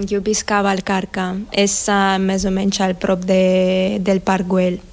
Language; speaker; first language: Catalan; non-native, learner; Spanish